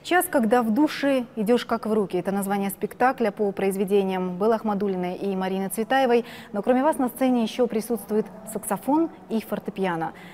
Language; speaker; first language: Russian; native; Russian